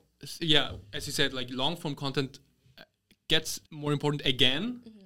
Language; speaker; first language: English; non-native, fluent; German